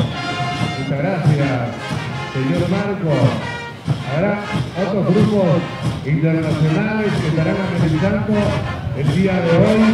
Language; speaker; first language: Spanish; native; Spanish